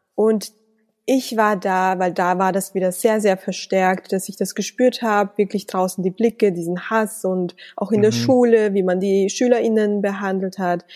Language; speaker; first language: German; native; German